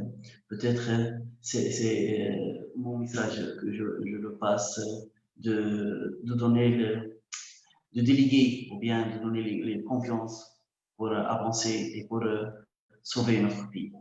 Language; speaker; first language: French; non-native, local second language; Arabic